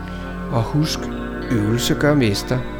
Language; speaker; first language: Danish; native; Danish